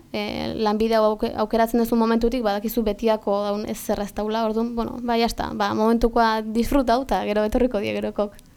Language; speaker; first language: Basque; native; Basque